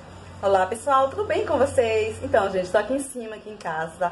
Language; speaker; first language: Portuguese; native; Portuguese